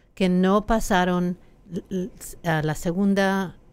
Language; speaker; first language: Spanish; non-native, fluent; English